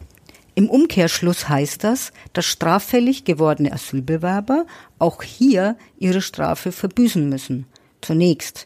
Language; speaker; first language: German; native; German